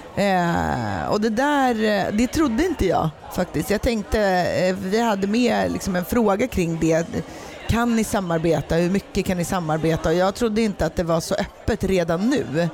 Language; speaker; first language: Swedish; native; Swedish